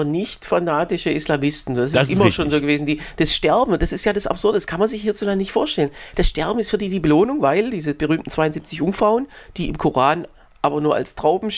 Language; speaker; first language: German; native; German